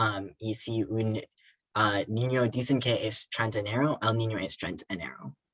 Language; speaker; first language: Spanish; non-native, learner; English